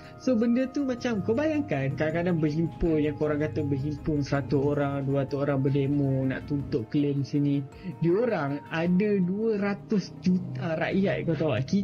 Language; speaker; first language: Malay; native; Malay